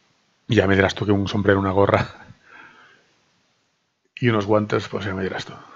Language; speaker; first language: Spanish; native; Spanish